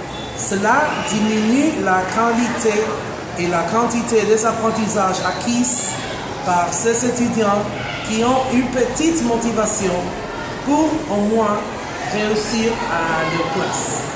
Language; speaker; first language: French; non-native, fluent; Spanish